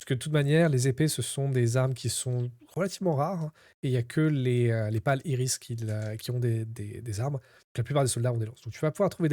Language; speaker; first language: French; native; French